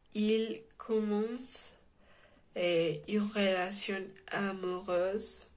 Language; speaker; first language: French; non-native, learner; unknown